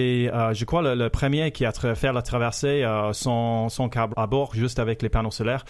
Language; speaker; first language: French; non-native, fluent; English